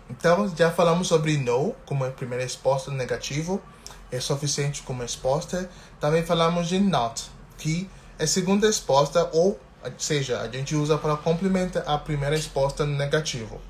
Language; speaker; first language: Portuguese; non-native, fluent; English